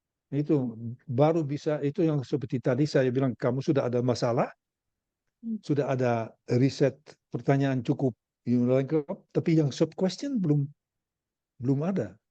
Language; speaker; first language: Indonesian; non-native, learner; Dutch